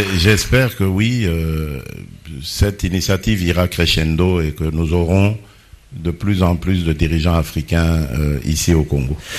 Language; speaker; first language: French; non-native, local second language; Lingala